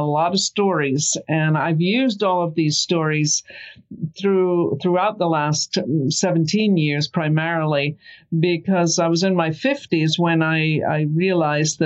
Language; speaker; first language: English; native; English